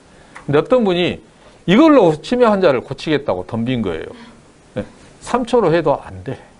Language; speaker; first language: Korean; native; Korean